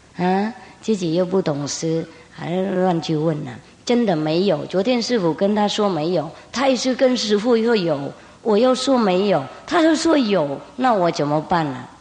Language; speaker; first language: Chinese; non-native, fluent; Vietnamese